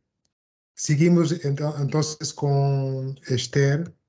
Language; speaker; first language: Spanish; non-native, fluent; Portuguese